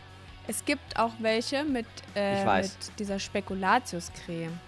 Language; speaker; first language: German; native; German